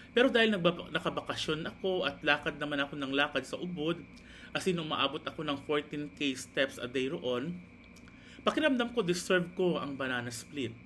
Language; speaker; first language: Filipino; non-native, local second language; Hiligaynon